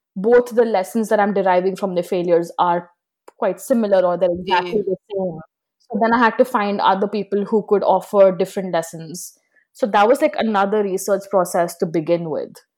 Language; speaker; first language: English; non-native, local second language; Hindi